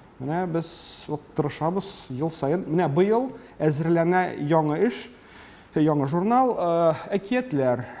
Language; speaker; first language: Tatar; early bilingual, heritage; Tatar